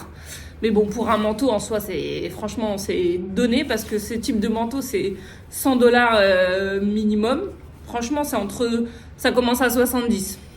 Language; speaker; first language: French; native; French